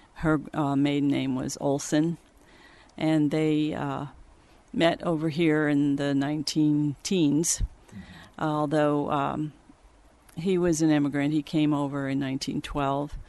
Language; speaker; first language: English; early bilingual, other home language; Swedish